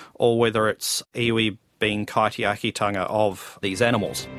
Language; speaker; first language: English; native; English